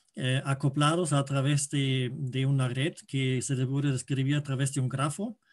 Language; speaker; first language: Spanish; non-native, fluent; German